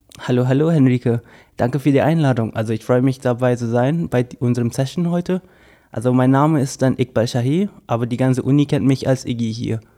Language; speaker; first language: German; non-native, fluent; English